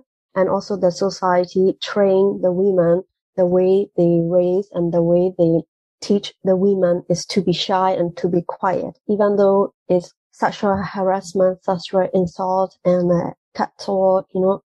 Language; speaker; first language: English; non-native, fluent; Burmese